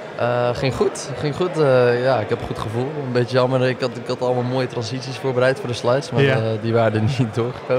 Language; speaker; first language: Dutch; native; Dutch